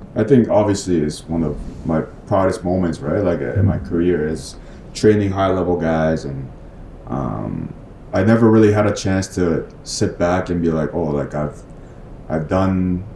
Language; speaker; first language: English; non-native, fluent; Korean